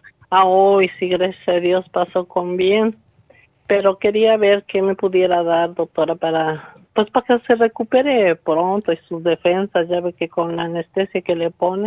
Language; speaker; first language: Spanish; early bilingual, heritage; Spanish